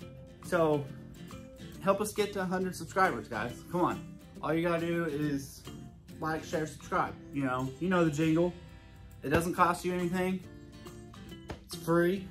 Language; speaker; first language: English; native; English